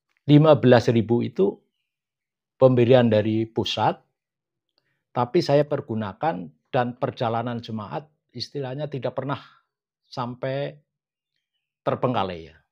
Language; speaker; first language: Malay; non-native, local second language; Javanese